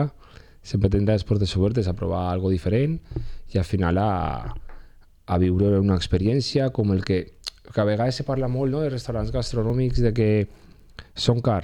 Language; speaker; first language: Catalan; native; Catalan